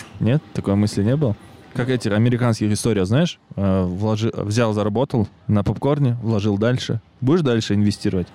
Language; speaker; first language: Russian; native; Russian